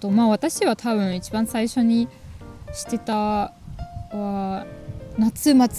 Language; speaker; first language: Japanese; non-native, learner; German